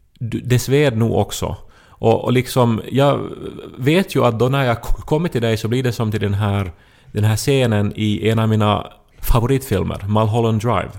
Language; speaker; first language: Swedish; native; Swedish